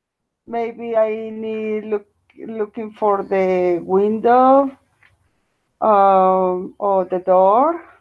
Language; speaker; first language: English; non-native, learner; Spanish